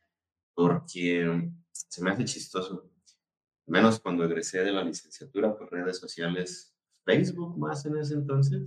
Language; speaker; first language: Spanish; native; Spanish